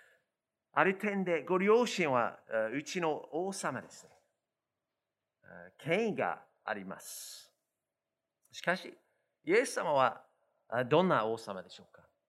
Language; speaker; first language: Japanese; non-native, fluent; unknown